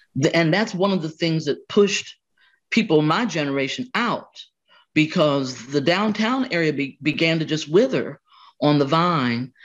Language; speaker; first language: English; native; English